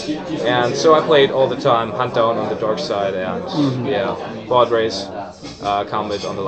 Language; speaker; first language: English; non-native, fluent; German